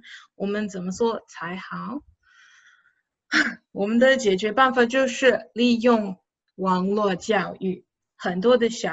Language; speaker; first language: Chinese; non-native, fluent; English